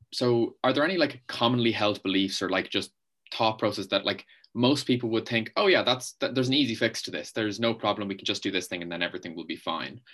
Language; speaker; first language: English; native; English